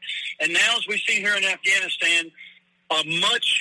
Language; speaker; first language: English; native; English